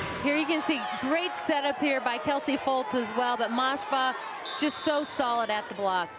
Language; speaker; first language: English; native; English